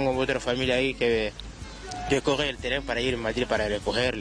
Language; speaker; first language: Spanish; non-native, learner; Wolof